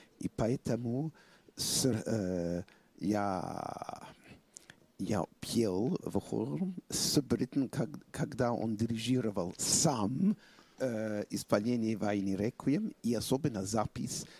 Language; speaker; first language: Russian; non-native, fluent; English